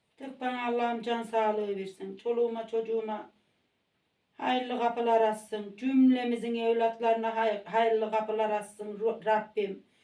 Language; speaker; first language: Turkish; native; Turkish